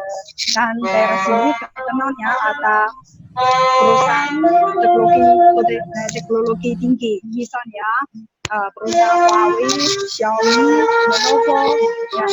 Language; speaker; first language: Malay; non-native, learner; Chinese